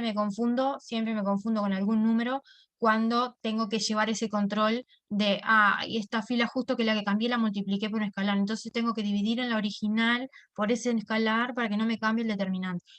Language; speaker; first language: Spanish; native; Spanish